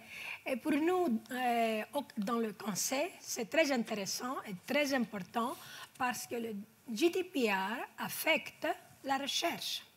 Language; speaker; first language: French; non-native, fluent; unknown